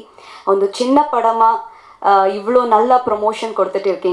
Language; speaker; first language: Tamil; non-native, learner; Kannada